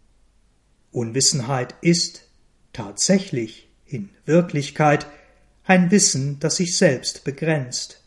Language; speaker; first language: German; native; German